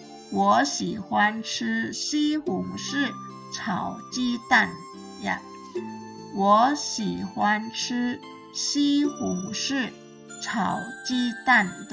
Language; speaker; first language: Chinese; non-native, fluent; Indonesian